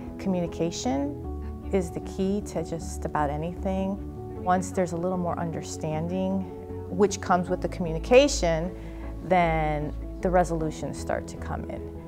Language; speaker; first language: English; early bilingual, other home language; Spanish